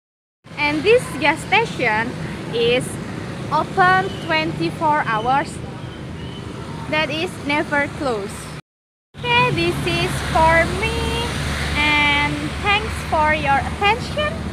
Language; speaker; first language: English; non-native, learner; Indonesian